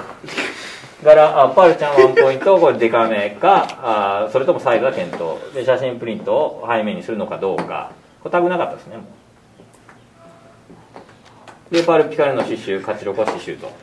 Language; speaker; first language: Japanese; native; Japanese